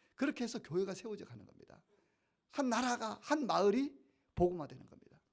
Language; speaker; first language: Korean; native; Korean